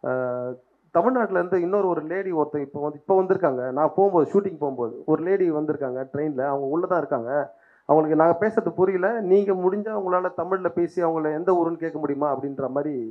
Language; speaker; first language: Tamil; native; Tamil